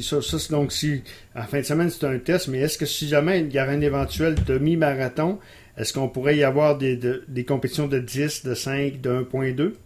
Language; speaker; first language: French; native; French